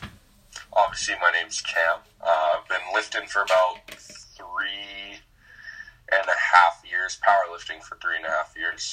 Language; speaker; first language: English; native; English